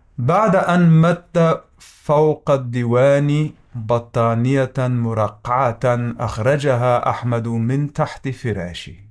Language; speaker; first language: Arabic; non-native, learner; French